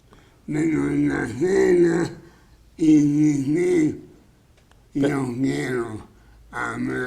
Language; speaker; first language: Spanish; non-native, fluent; English